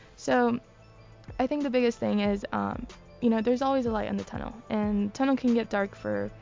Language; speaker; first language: English; early bilingual, other home language; Spanish